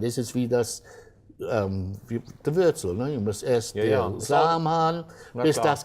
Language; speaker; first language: German; non-native, fluent; English